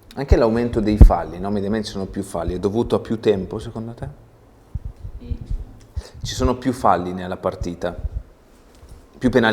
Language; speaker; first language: Italian; native; Italian